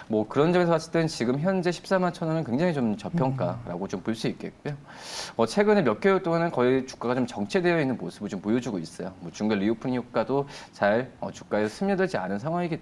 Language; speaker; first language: Korean; native; Korean